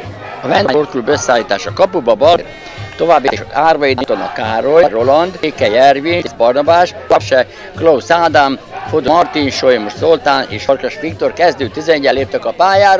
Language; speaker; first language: Hungarian; native; Hungarian